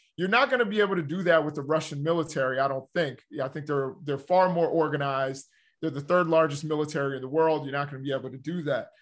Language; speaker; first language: English; native; English